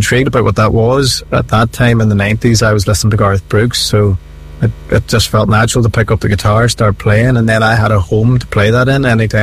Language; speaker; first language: English; native; English